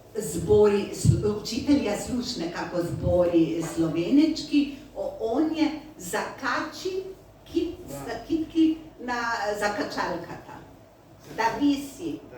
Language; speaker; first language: Macedonian; non-native, learner; Slovenian